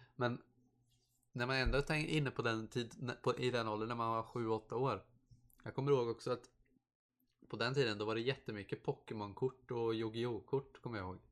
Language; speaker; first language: Swedish; native; Swedish